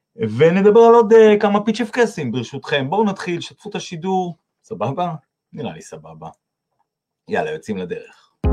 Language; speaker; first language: Hebrew; native; Hebrew